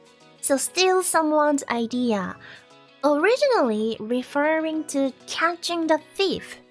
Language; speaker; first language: English; non-native, learner; Japanese